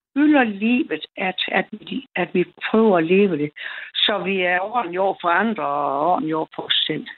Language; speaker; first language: Danish; native; Danish